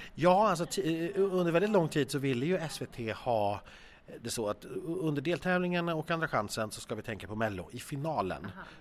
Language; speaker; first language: Swedish; native; Swedish